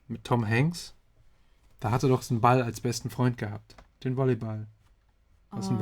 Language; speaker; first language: German; native; German